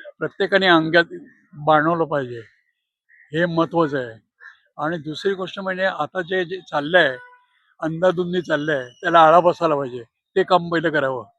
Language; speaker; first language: Marathi; native; Marathi